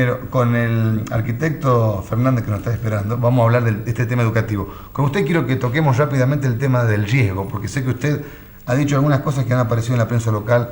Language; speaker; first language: Spanish; native; Spanish